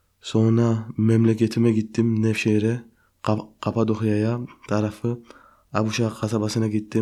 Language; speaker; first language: Turkish; early bilingual, heritage; Turkish